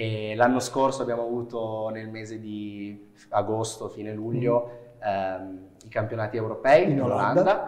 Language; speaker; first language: Italian; native; Italian